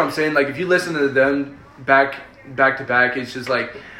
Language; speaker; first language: English; early bilingual, other home language; Spanish